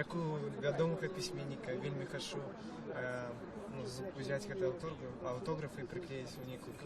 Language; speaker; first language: Belarusian; non-native, local second language; Russian